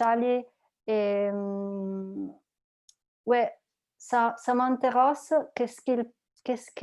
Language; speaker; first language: French; non-native, learner; Italian